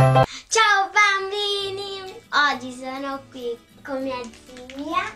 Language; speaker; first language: Italian; early bilingual, other home language; Portuguese